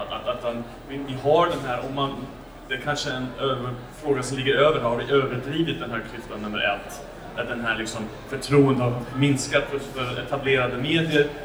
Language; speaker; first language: Swedish; non-native, fluent; English